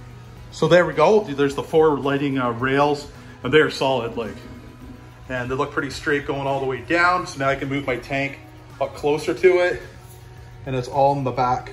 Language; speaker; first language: English; native; English